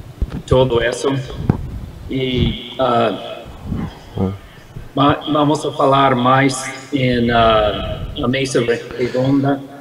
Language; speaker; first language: Portuguese; non-native, fluent; English